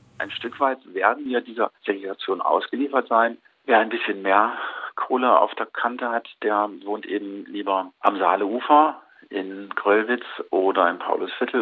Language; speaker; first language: German; native; German